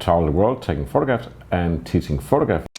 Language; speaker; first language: English; non-native, fluent; Danish